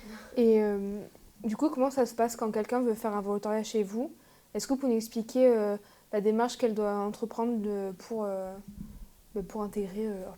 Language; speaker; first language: French; native; French